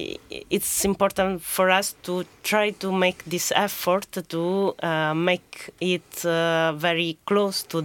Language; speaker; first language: English; non-native, fluent; Italian